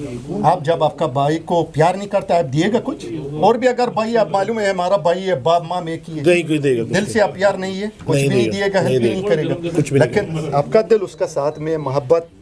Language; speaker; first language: Hindi; non-native, learner; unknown